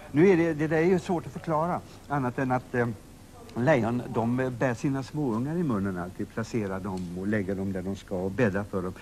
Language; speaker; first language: Swedish; native; Swedish